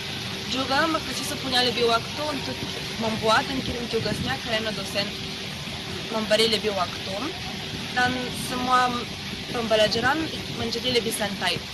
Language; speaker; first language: Indonesian; non-native, learner; Bulgarian